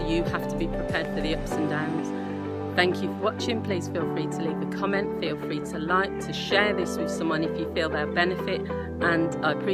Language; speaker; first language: English; native; English